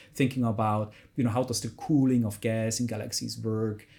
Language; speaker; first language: English; non-native, fluent; German